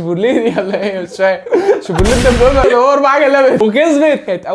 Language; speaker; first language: Arabic; native; Arabic